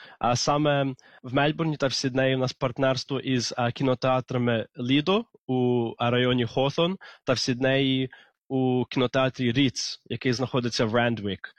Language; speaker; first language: Ukrainian; early bilingual, heritage; Ukrainian